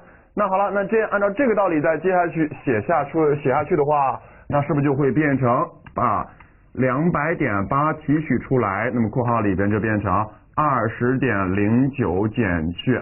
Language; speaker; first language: Chinese; native; Chinese